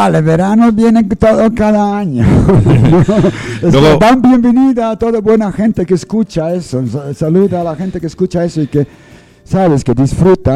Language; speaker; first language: Spanish; non-native, learner; English